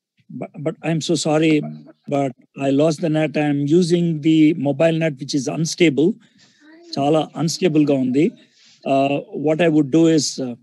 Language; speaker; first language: English; non-native, local second language; Telugu